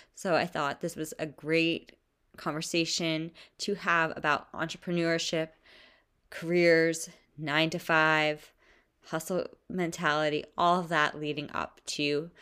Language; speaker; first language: English; native; English